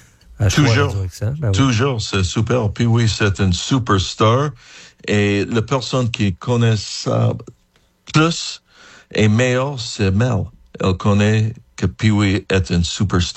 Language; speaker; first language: French; non-native, learner; English